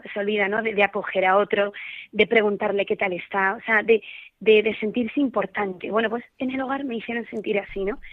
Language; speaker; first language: Spanish; native; Spanish